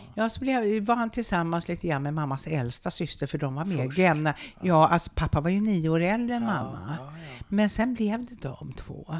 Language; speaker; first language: Swedish; native; Swedish